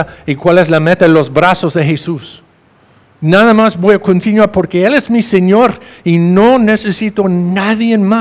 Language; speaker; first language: Spanish; non-native, fluent; English